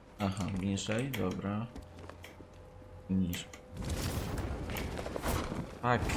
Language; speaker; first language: Polish; native; Polish